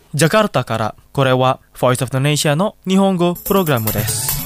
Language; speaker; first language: Japanese; non-native, fluent; Indonesian